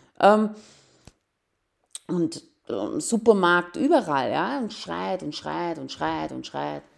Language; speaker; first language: German; early bilingual, other home language; Persian